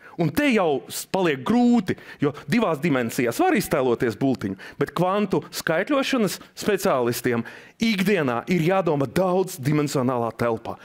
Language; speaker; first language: Latvian; non-native, local second language; Russian